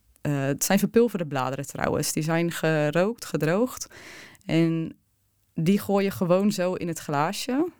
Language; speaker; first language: Dutch; native; Dutch